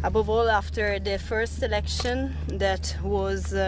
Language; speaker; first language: English; non-native, fluent; Italian